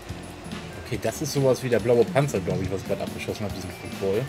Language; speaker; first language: German; native; German